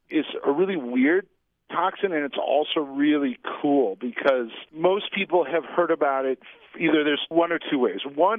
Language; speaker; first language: English; native; English